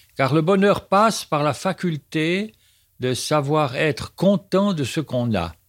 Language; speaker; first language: French; native; French